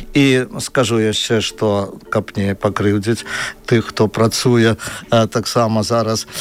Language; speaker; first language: Belarusian; non-native, local second language; Russian